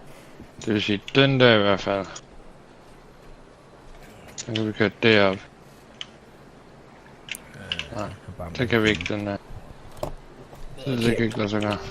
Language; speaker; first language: Danish; native; Danish